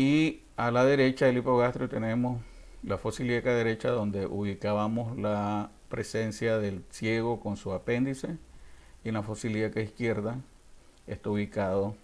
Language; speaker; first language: Spanish; native; Spanish